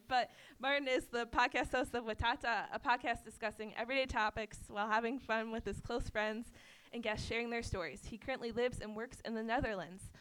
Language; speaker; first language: English; native; English